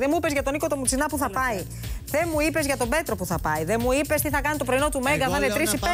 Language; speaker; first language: Greek; native; Greek